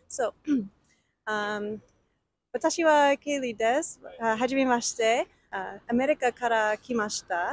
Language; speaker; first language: Japanese; non-native, learner; English